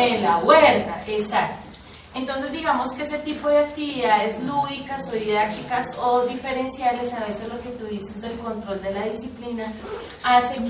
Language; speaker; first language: Spanish; native; Spanish